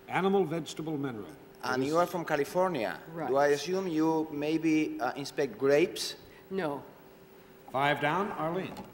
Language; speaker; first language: English; non-native, fluent; Spanish